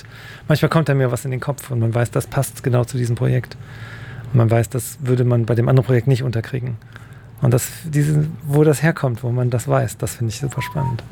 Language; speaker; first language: German; native; German